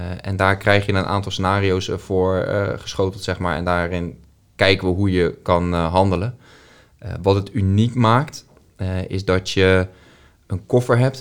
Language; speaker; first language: Dutch; native; Dutch